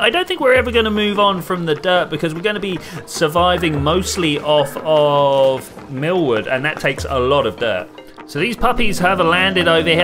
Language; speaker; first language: English; native; English